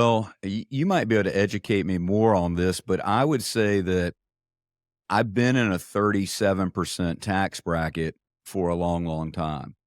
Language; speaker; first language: English; native; English